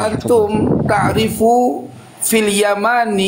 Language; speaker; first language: Arabic; non-native, learner; Indonesian